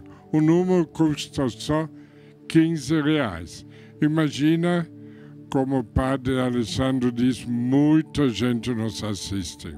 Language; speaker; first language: Portuguese; non-native, fluent; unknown